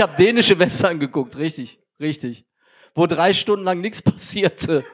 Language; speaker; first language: German; native; German